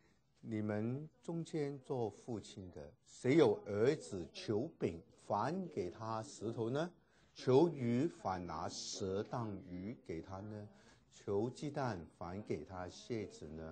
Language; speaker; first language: Chinese; native; Chinese